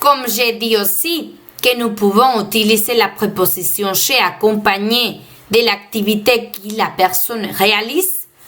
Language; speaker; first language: French; non-native, fluent; Spanish